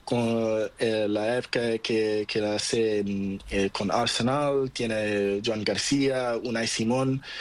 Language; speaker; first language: Spanish; non-native, learner; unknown